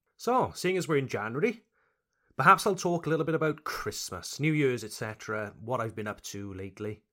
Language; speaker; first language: English; native; English